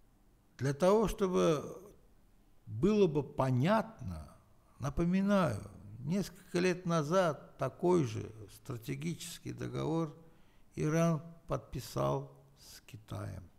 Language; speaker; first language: Russian; non-native, fluent; Armenian